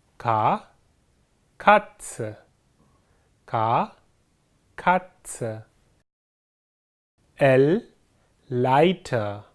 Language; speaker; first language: German; non-native, fluent; Hindi